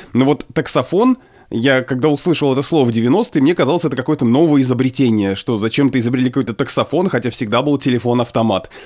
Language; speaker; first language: Russian; native; Russian